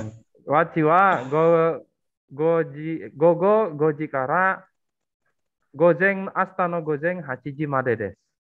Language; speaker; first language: Japanese; non-native, fluent; Indonesian